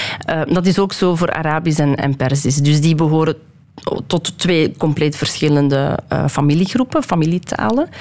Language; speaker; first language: Dutch; early bilingual, other home language; Persian